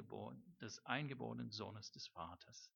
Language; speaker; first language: German; non-native, fluent; English